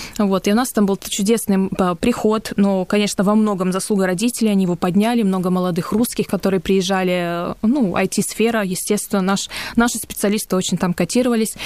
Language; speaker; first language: Russian; early bilingual, heritage; Russian